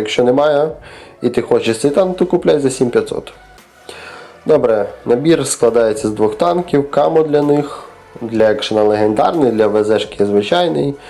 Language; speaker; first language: Ukrainian; native; Ukrainian